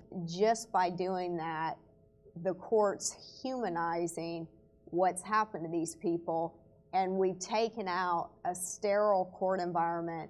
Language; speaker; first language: English; native; English